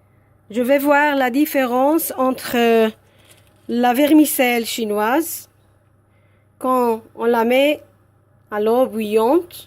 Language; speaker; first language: French; non-native, local second language; Arabic